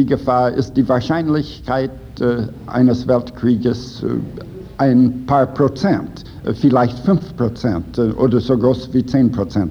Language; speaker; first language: German; non-native, fluent; English